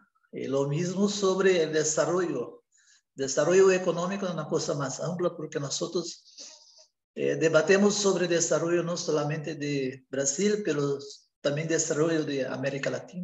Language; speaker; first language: Spanish; non-native, learner; Portuguese